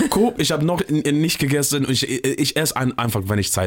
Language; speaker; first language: German; non-native, fluent; English